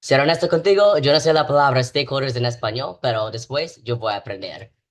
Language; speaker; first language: Spanish; non-native, learner; English